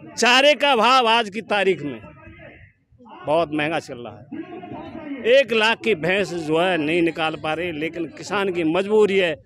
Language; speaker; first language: Hindi; native; Hindi